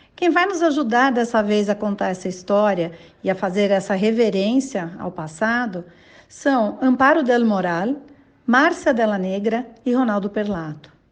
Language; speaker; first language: Portuguese; native; Portuguese